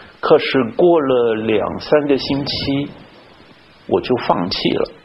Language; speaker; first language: Chinese; non-native, fluent; French